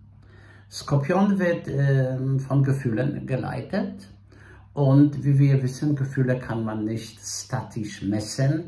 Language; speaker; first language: German; non-native, fluent; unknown